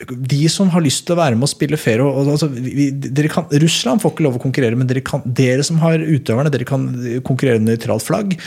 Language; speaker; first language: Norwegian; native; Norwegian